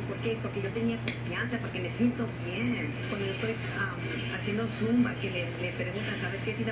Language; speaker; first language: Spanish; early bilingual, heritage; Spanish